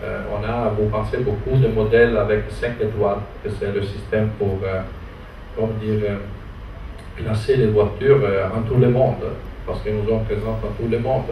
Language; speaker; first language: French; non-native, fluent; Italian